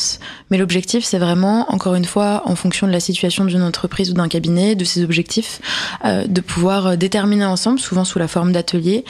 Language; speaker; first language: French; native; French